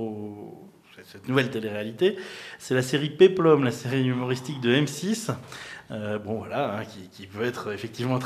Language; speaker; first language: French; native; French